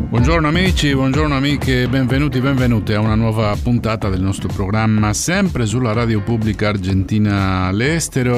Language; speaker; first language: Italian; non-native, fluent; Spanish